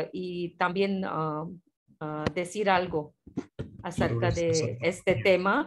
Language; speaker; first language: Spanish; non-native, fluent; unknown